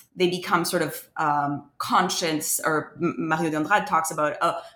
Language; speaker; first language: English; non-native, fluent; French